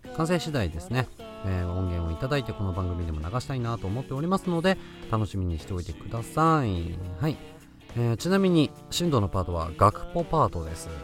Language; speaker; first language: Japanese; native; Japanese